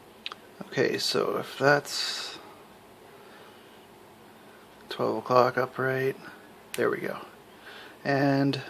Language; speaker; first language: English; native; English